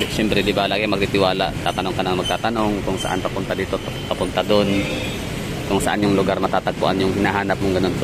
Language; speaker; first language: Filipino; non-native, local second language; Cebuano